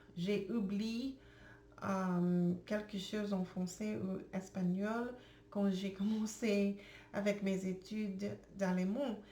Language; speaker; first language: French; non-native, learner; English